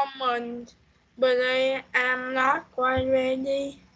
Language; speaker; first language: English; non-native, learner; Vietnamese